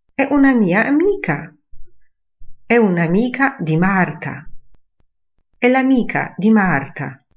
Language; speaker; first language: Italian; non-native, fluent; Polish